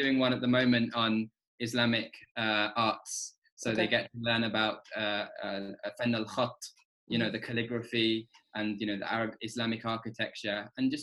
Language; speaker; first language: English; native; English